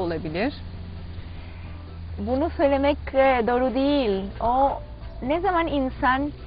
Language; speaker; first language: Turkish; non-native, learner; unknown